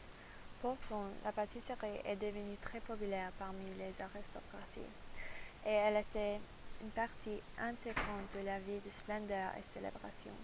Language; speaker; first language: French; non-native, learner; English